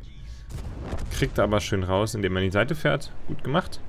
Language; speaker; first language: German; native; German